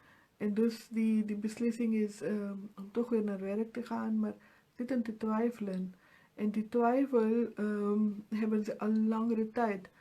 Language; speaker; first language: Dutch; non-native, fluent; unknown